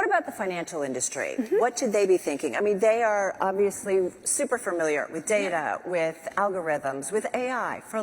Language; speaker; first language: English; native; English